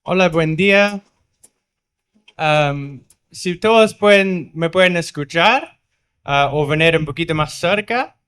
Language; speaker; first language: Spanish; non-native, fluent; English